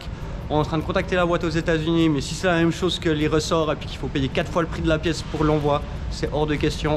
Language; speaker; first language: French; native; French